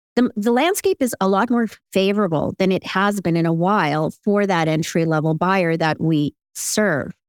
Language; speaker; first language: English; early bilingual, other home language; Ukrainian